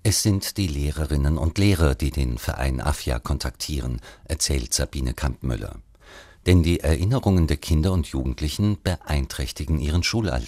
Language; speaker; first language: German; native; German